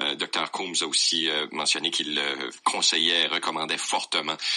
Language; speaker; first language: French; native; French